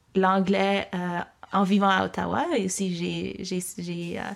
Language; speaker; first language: French; early bilingual, heritage; French